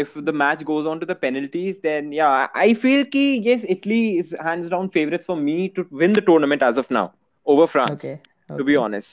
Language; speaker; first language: English; non-native, local second language; Hindi